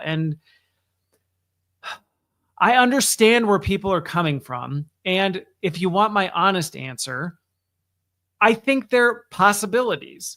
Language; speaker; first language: English; native; English